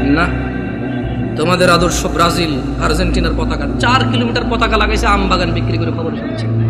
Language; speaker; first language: Bangla; early bilingual, heritage; Bangla